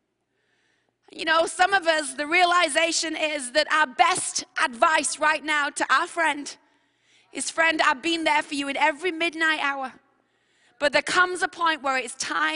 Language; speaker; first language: English; native; English